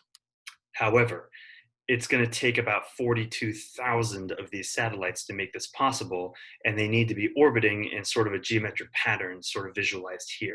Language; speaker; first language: English; native; English